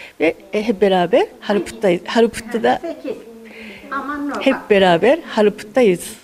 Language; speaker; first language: Turkish; non-native, fluent; Japanese